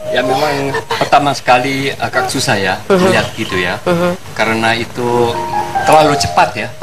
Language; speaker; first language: Indonesian; non-native, fluent; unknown